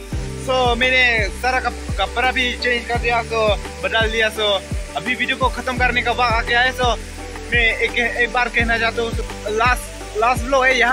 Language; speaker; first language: Hindi; non-native, local second language; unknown